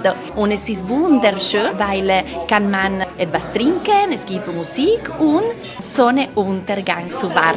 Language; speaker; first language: German; non-native, learner; Italian